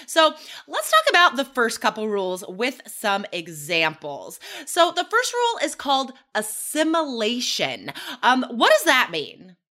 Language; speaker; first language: English; native; English